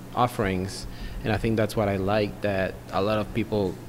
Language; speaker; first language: English; non-native, fluent; Spanish